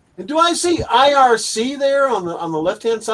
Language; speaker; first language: English; native; English